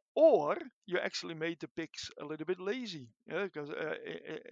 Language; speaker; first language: English; non-native, fluent; Dutch